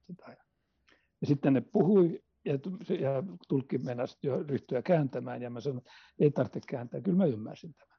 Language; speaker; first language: Finnish; non-native, local second language; Swedish